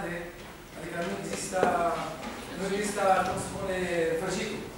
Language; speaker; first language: Romanian; non-native, learner; Hebrew